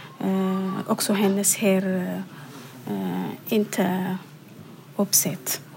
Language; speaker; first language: Swedish; non-native, learner; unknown